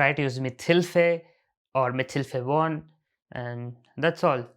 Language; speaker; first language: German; non-native, fluent; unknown